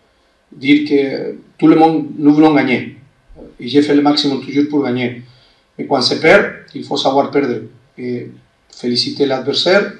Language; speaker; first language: French; non-native, fluent; Spanish